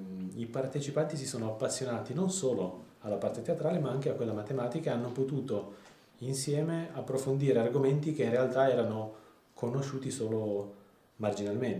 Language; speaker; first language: Italian; native; Italian